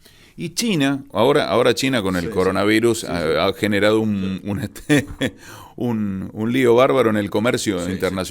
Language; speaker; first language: Spanish; native; Spanish